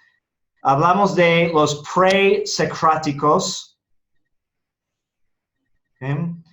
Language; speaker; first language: Spanish; non-native, fluent; English